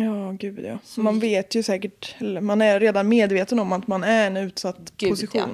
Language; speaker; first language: Swedish; native; Swedish